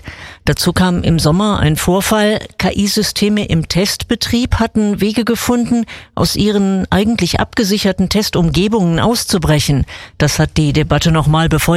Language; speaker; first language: German; native; German